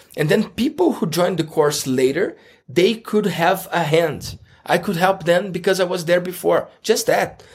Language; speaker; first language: English; non-native, fluent; Portuguese